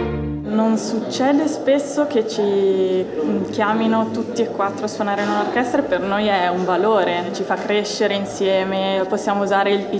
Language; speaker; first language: Italian; native; Italian